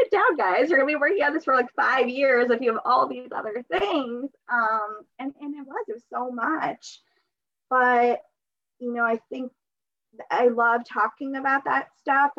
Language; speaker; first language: English; early bilingual, other home language; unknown